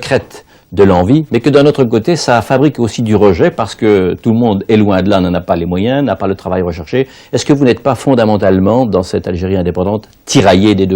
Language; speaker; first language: French; native; French